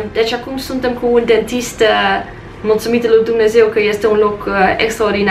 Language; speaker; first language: Romanian; non-native, learner; Dutch